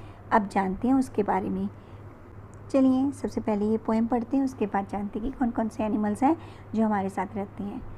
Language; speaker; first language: Hindi; native; Hindi